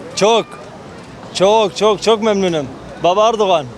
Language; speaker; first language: Turkish; non-native, fluent; Arabic